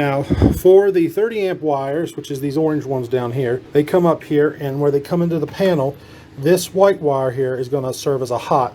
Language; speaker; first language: English; native; English